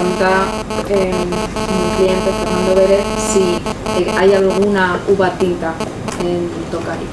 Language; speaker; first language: Spanish; native; Spanish